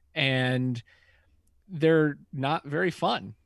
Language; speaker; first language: English; native; English